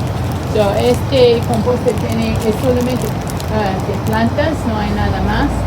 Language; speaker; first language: Spanish; non-native, learner; English